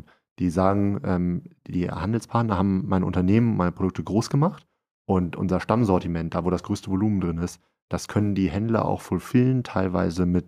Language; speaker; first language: German; native; German